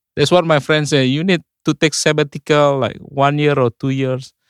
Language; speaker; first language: English; non-native, fluent; Indonesian